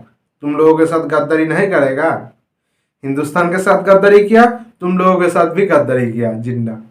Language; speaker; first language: Hindi; non-native, local second language; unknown